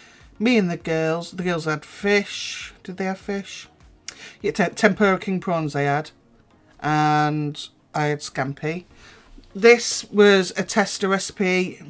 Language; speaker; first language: English; native; English